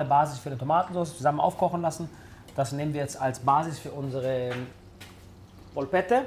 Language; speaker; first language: German; early bilingual, other home language; Italian